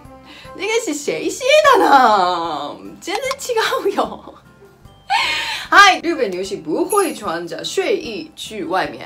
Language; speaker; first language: Chinese; non-native, fluent; Japanese